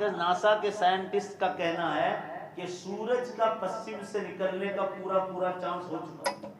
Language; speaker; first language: Urdu; non-native, local second language; Gujarati